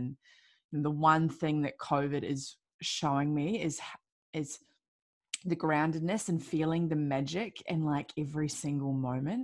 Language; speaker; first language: English; native; English